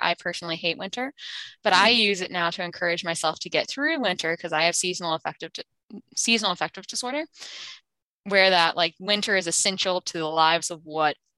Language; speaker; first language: English; native; English